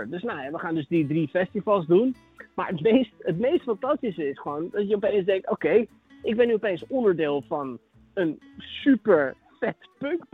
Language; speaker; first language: Dutch; native; Dutch